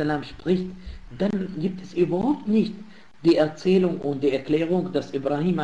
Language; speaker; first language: German; non-native, fluent; Arabic